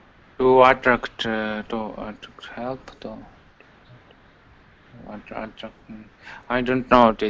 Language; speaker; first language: English; non-native, learner; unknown